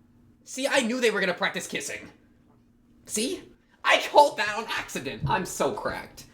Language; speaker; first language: English; native; English